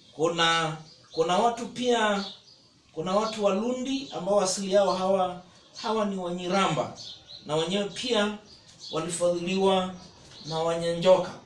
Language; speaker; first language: Swahili; non-native, local second language; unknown